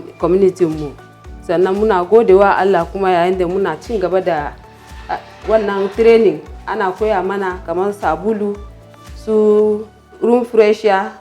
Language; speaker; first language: Hausa; non-native, local second language; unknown